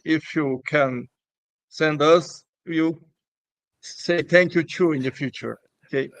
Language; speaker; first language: English; non-native, learner; Portuguese